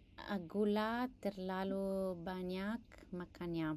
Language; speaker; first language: Indonesian; non-native, learner; English